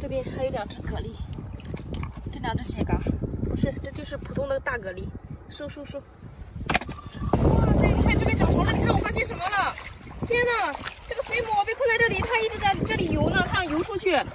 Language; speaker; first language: Chinese; native; Chinese